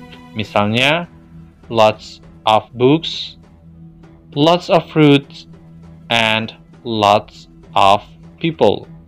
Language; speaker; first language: English; non-native, fluent; Indonesian